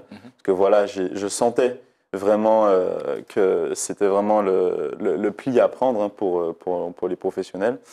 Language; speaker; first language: French; native; French